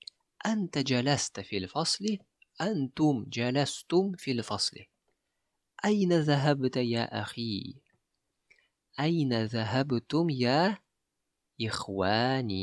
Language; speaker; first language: Arabic; non-native, fluent; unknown